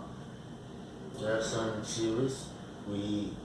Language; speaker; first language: English; non-native, learner; Spanish